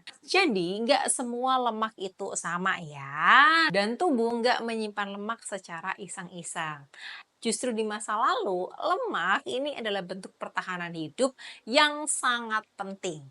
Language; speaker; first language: Indonesian; native; Indonesian